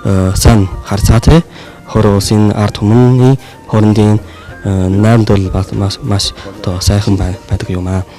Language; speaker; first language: Mongolian; non-native, fluent; Chinese